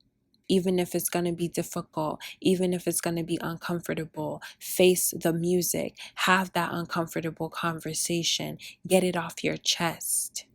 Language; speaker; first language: English; early bilingual, other home language; Spanish